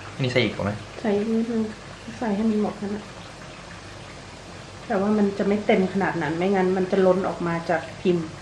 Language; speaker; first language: Thai; native; Thai